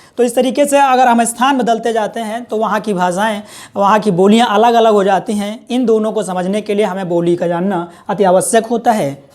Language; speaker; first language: Hindi; native; Hindi